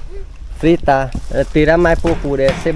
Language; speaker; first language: Portuguese; non-native, learner; Vietnamese